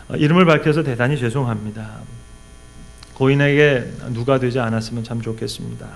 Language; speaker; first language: Korean; native; Korean